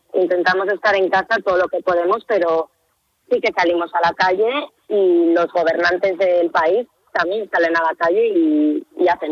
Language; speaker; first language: Spanish; native; Spanish